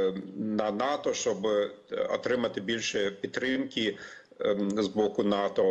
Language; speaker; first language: Ukrainian; non-native, fluent; German